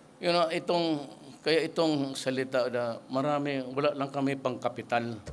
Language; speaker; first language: Filipino; non-native, local second language; Cebuano